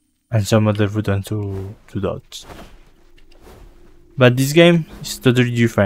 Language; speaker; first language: English; non-native, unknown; Spanish